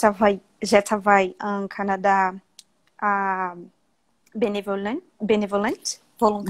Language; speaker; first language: French; non-native, learner; Portuguese